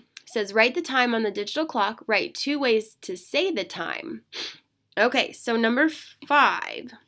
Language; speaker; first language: English; native; English